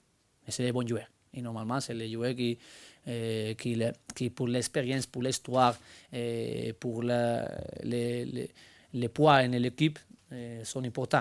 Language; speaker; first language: French; non-native, learner; Spanish